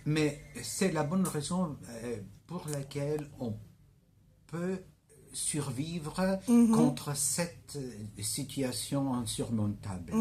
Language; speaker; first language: French; non-native, fluent; Greek